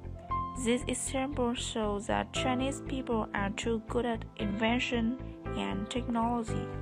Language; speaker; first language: English; non-native, learner; Vietnamese